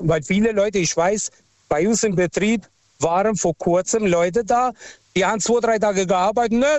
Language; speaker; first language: German; non-native, fluent; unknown